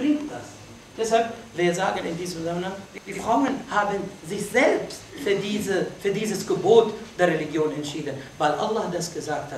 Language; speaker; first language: German; non-native, fluent; Arabic